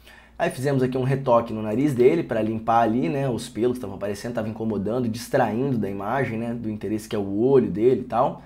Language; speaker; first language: Portuguese; native; Portuguese